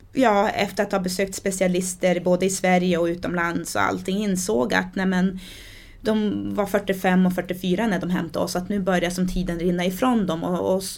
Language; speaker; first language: Swedish; native; Swedish